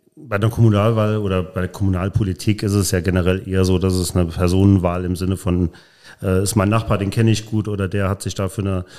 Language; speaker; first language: German; native; German